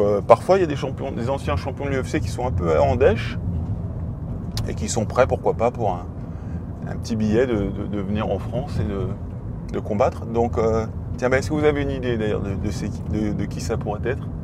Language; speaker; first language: French; native; French